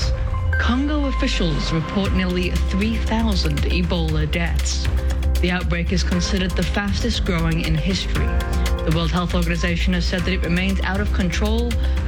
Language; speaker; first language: English; native; English